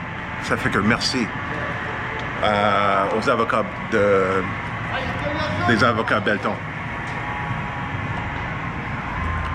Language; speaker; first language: French; non-native, fluent; English